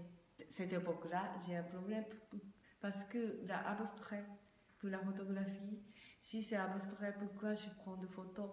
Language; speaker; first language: French; non-native, learner; Japanese